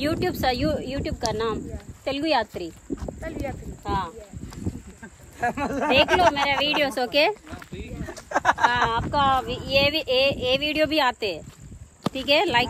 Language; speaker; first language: Hindi; non-native, local second language; Telugu